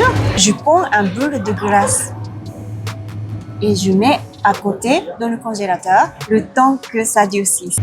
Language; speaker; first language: French; non-native, learner; Japanese